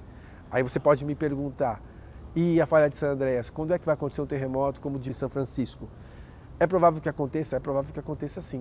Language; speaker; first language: Portuguese; native; Portuguese